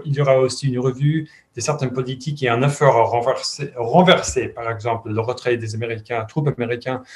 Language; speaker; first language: French; non-native, fluent; English